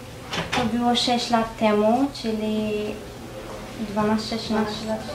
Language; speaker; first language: Polish; early bilingual, heritage; Arabic